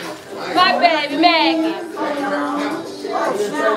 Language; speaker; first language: English; native; English